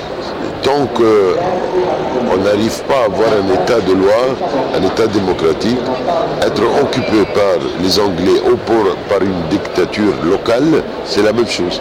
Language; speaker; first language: French; non-native, fluent; Arabic